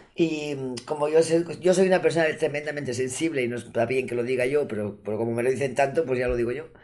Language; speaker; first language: Spanish; non-native, local second language; Catalan